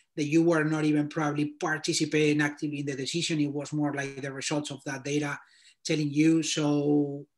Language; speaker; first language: English; non-native, fluent; Spanish